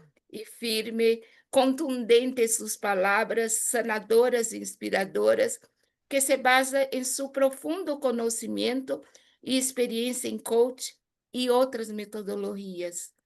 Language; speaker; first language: Spanish; non-native, fluent; Portuguese